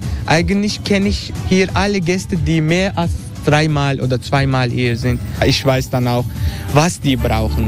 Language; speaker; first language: German; non-native, fluent; Turkish